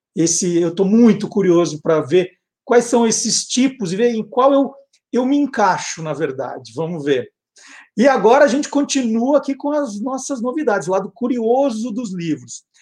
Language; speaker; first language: Portuguese; native; Portuguese